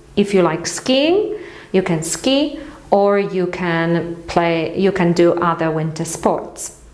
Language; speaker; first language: English; non-native, fluent; Polish